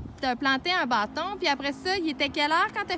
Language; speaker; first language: French; native; French